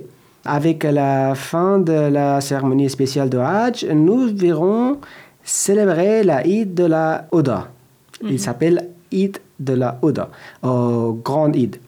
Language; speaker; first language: French; non-native, learner; Persian